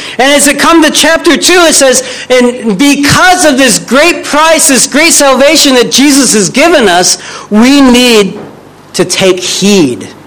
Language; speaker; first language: English; native; English